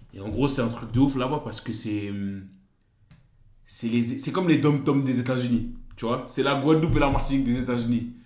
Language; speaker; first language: French; native; French